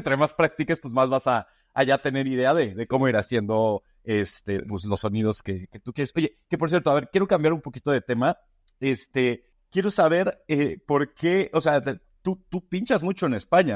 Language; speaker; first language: Spanish; native; Spanish